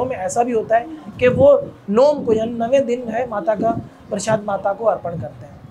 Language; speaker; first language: Urdu; non-native, local second language; Gujarati